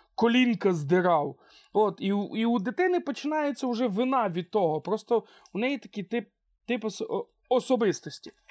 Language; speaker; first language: Ukrainian; non-native, local second language; Russian